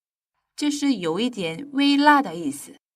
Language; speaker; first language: Chinese; non-native, fluent; Korean